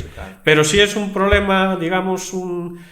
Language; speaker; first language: Spanish; native; Spanish